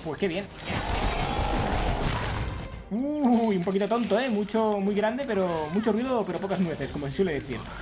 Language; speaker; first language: Spanish; native; Spanish